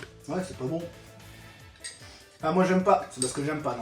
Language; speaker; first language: French; native; French